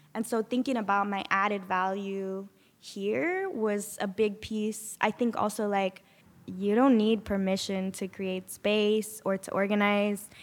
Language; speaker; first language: English; native; English